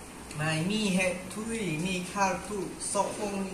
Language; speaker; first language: Thai; non-native, learner; Malay